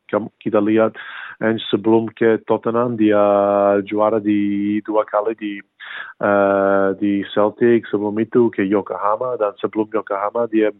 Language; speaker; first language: Indonesian; early bilingual, heritage; English